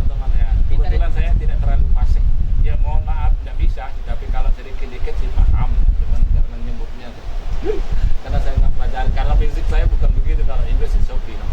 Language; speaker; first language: Indonesian; non-native, local second language; Sasak